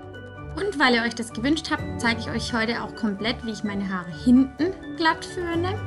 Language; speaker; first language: German; native; German